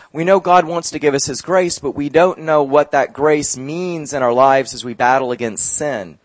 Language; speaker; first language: English; native; English